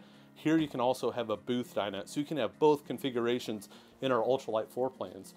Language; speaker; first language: English; native; English